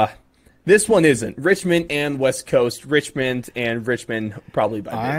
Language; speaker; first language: English; native; English